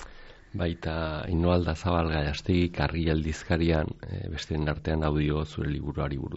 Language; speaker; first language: Basque; native; Basque